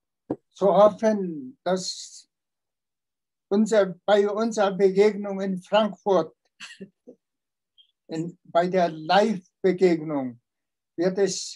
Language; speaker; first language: German; non-native, fluent; Tuvinian